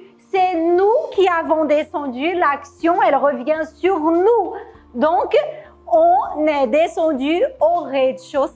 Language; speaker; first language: French; non-native, fluent; Portuguese